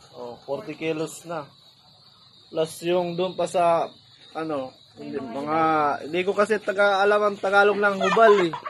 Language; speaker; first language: Filipino; non-native, local second language; Hiligaynon